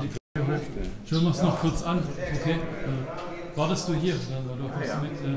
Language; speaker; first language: German; native; German